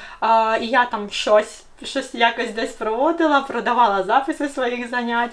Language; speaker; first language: Ukrainian; native; Ukrainian